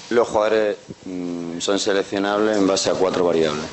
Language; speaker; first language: Spanish; native; Spanish